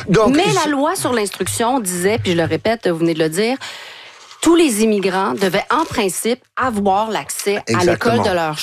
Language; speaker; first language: French; native; French